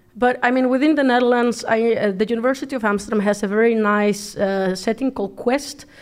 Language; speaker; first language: English; non-native, fluent; Spanish